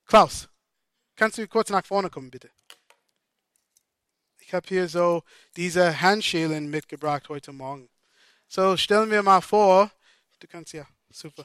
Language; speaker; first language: German; non-native, fluent; English